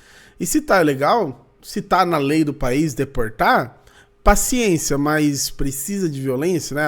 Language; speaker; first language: Portuguese; native; Portuguese